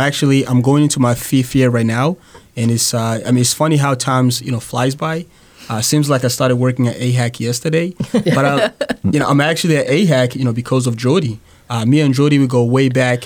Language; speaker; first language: English; non-native, fluent; Rundi